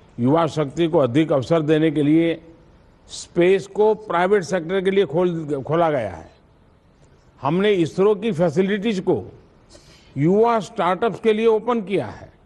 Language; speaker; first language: Hindi; non-native, local second language; Gujarati